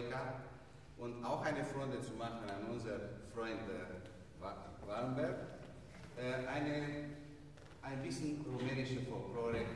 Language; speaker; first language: German; non-native, fluent; Romanian